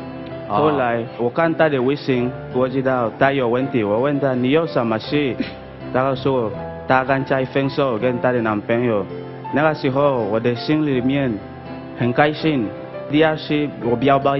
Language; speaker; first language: Chinese; non-native, learner; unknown